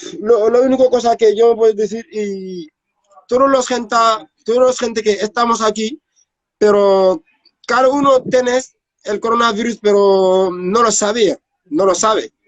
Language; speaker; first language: Spanish; non-native, learner; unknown